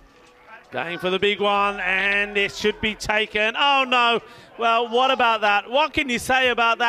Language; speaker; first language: English; native; English